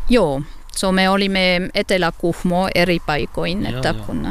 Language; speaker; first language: Finnish; non-native, fluent; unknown